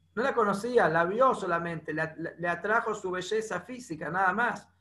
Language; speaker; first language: Spanish; native; Spanish